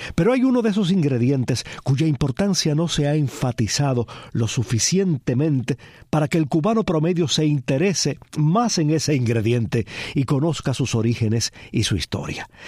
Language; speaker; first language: Spanish; early bilingual, heritage; Spanish